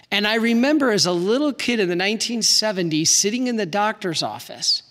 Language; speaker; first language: English; native; English